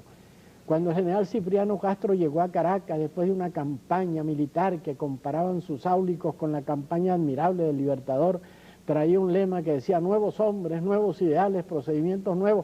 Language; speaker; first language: Spanish; native; Spanish